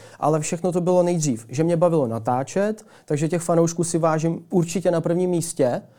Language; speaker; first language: Czech; early bilingual, other home language; Ukrainian